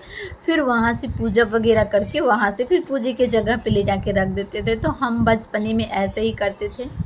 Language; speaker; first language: Hindi; non-native, local second language; Bhojpuri